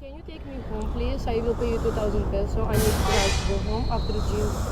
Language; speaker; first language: English; non-native, learner; Russian